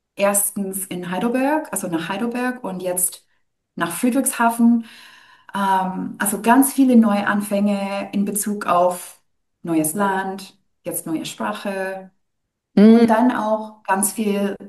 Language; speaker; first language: German; non-native, fluent; English